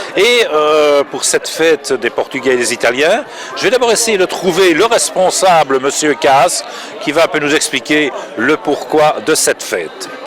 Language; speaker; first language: French; native; French